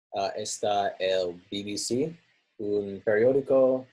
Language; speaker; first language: Spanish; non-native, learner; English